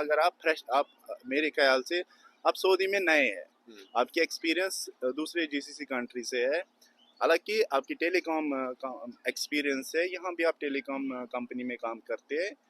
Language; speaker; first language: Hindi; non-native, local second language; Kashmiri